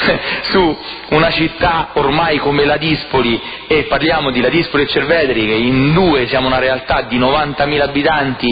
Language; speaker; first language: Italian; native; Italian